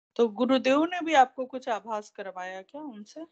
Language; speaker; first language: Hindi; native; Hindi